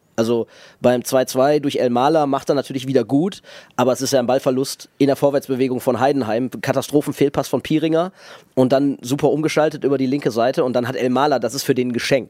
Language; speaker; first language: German; native; German